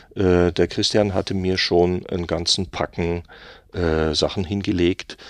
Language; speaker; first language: German; native; German